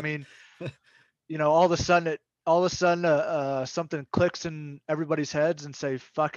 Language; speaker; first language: English; native; English